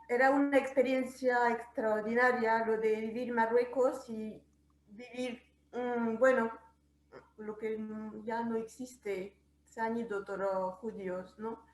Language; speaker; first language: Spanish; non-native, fluent; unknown